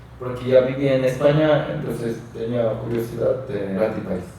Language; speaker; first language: Spanish; non-native, learner; Korean